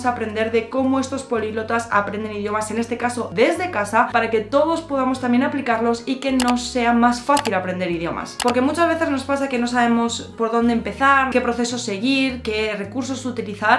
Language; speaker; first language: Spanish; native; Spanish